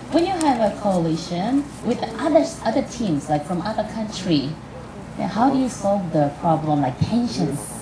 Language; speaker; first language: English; non-native, fluent; Korean